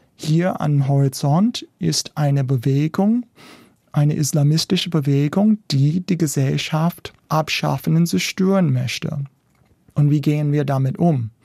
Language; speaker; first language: German; non-native, fluent; English